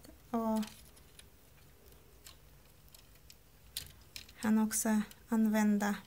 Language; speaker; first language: Swedish; non-native, learner; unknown